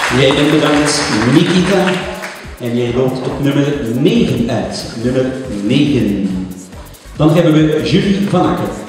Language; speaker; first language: Dutch; native; Dutch